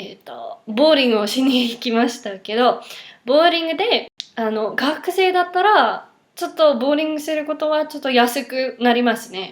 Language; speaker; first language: Japanese; non-native, fluent; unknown